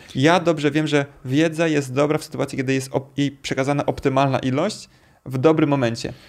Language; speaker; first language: Polish; native; Polish